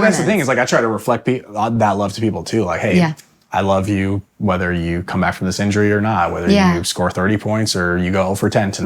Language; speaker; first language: English; native; English